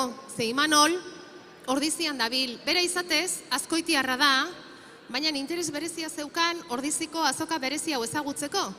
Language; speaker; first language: Basque; native; Basque